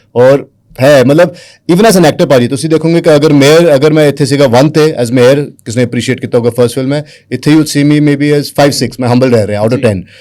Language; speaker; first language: Punjabi; early bilingual, heritage; Punjabi